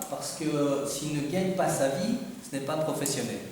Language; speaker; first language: French; native; French